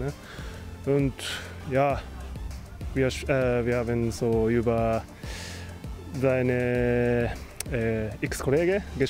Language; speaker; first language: German; non-native, learner; Japanese